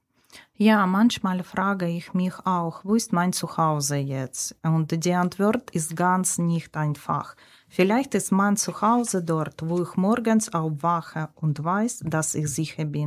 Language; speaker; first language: German; non-native, learner; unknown